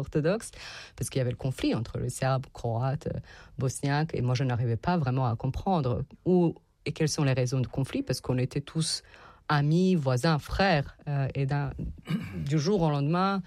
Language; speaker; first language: French; non-native, fluent; Serbian